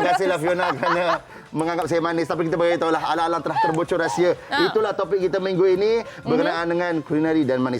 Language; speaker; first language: Malay; native; Malay